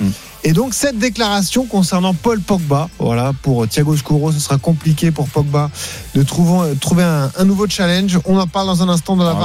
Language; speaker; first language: French; native; French